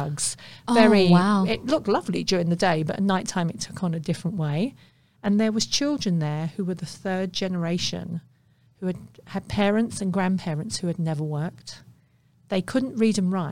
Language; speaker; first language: English; native; English